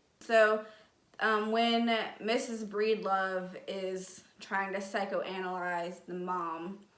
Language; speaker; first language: English; native; English